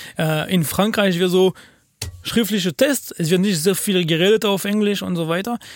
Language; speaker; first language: German; non-native, fluent; French